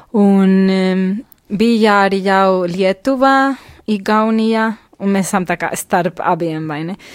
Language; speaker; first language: Latvian; non-native, fluent; Spanish